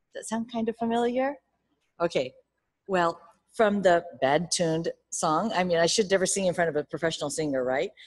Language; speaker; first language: English; early bilingual, other home language; Japanese